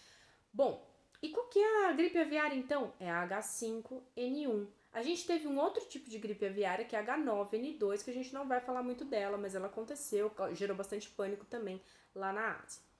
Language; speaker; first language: Portuguese; native; Portuguese